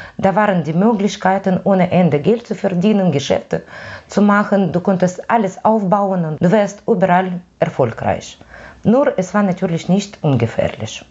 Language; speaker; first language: German; non-native, fluent; Russian